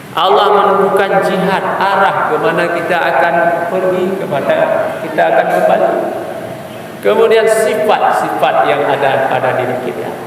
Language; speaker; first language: Malay; non-native, local second language; Achinese